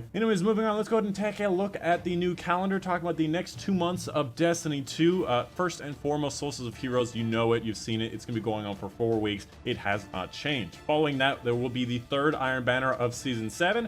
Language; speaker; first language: English; native; English